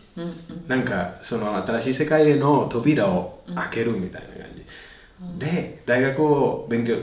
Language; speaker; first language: Japanese; non-native, fluent; Spanish